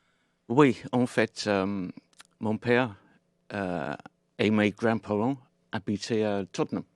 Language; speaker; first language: French; non-native, fluent; English